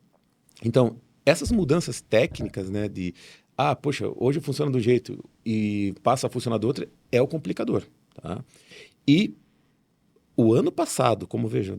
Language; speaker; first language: Portuguese; native; Portuguese